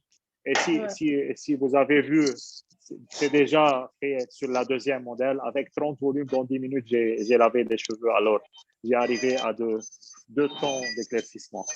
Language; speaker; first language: French; non-native, fluent; Arabic